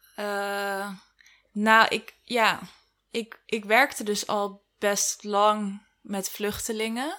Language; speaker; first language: Dutch; native; Dutch